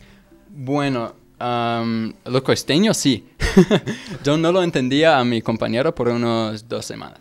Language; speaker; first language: Spanish; non-native, fluent; English